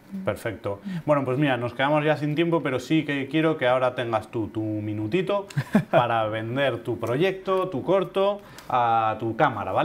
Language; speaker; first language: Spanish; native; Spanish